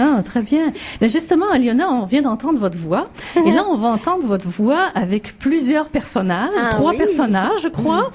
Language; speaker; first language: French; native; French